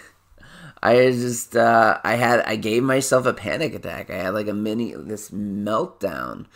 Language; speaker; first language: English; native; English